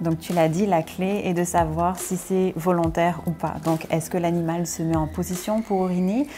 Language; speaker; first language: French; native; French